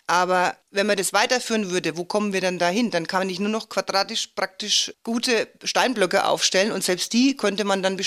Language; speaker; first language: German; native; German